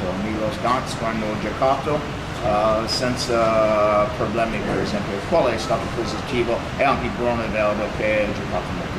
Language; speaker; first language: Italian; non-native, fluent; English